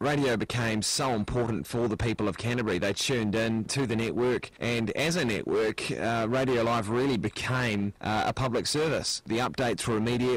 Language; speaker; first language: English; native; English